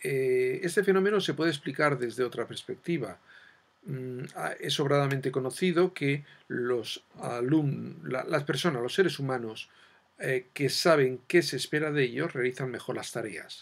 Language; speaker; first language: Spanish; native; Spanish